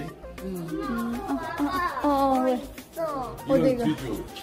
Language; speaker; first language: Korean; non-native, learner; Filipino